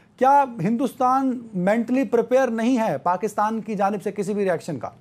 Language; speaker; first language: Urdu; native; Urdu